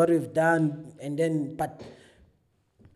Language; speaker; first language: English; non-native, local second language; Zulu